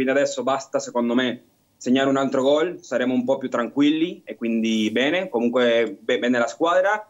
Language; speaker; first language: Italian; non-native, fluent; Spanish